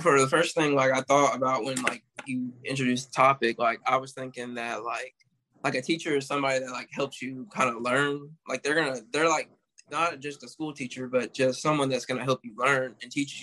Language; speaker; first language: English; native; English